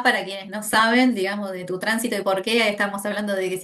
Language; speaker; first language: Spanish; native; Spanish